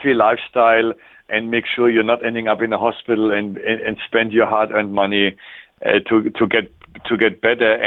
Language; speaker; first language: English; non-native, fluent; German